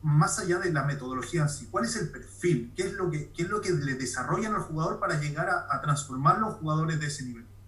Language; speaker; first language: Spanish; native; Spanish